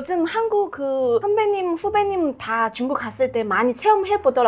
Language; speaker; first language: Korean; non-native, fluent; Chinese